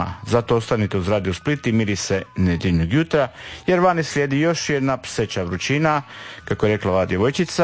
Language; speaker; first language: Serbian; native; Serbian